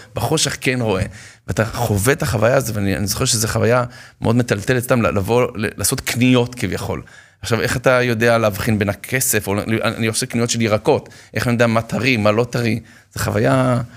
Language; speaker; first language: Hebrew; native; Hebrew